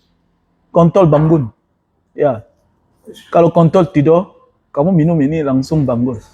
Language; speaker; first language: Indonesian; non-native, learner; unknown